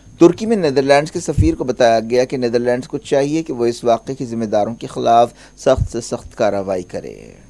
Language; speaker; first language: Urdu; native; Urdu